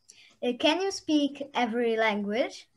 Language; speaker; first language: English; non-native, learner; Polish